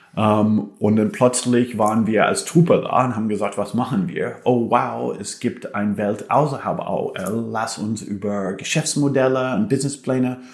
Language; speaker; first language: German; non-native, fluent; English